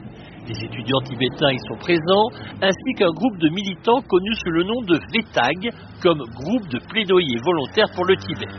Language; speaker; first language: French; native; French